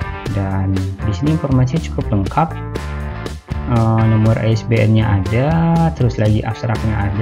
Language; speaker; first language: Indonesian; native; Indonesian